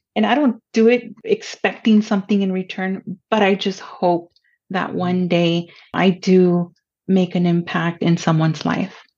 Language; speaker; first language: English; early bilingual, other home language; Spanish